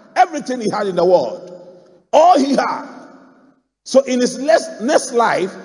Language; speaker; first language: English; non-native, local second language; Akan